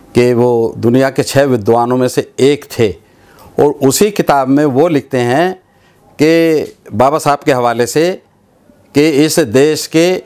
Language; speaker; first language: Hindi; native; Hindi